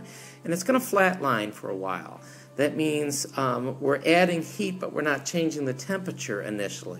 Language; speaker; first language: English; native; English